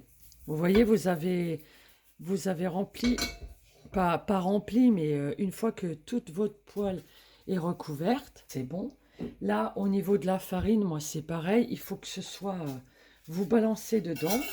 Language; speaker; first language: French; native; French